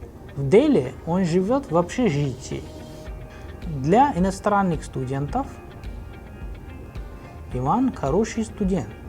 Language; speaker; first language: Russian; non-native, fluent; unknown